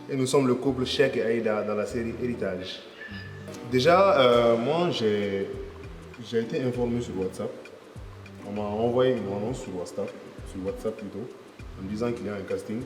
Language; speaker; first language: French; non-native, local second language; Bambara